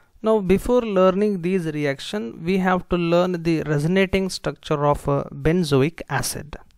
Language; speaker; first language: English; non-native, local second language; Kannada